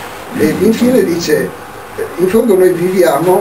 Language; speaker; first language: Italian; native; Italian